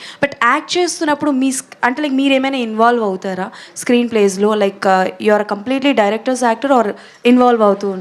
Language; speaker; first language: Telugu; native; Telugu